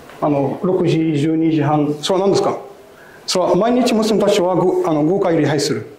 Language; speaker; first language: Japanese; non-native, learner; Arabic